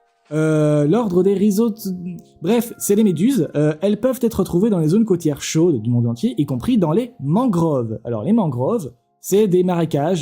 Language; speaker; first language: French; native; French